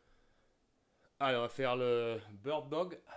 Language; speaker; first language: French; native; French